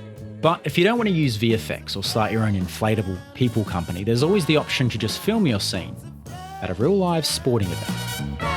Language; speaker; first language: English; native; English